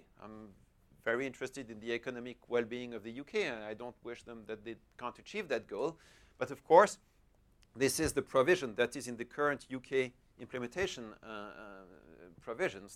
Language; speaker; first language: English; non-native, fluent; French